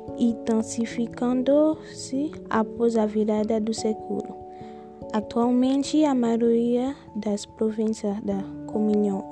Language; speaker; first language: Portuguese; non-native, learner; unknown